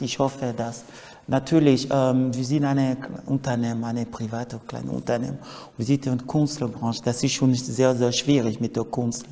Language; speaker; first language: German; non-native, learner; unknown